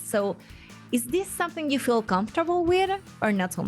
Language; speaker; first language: English; non-native, fluent; Spanish